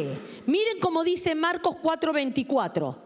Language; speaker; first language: Spanish; native; Spanish